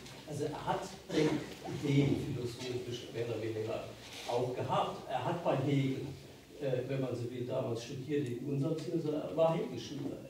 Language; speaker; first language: German; native; German